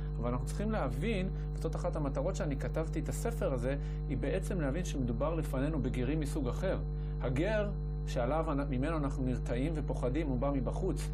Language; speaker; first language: Hebrew; native; Hebrew